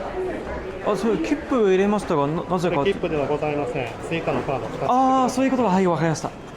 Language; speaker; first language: Japanese; non-native, fluent; English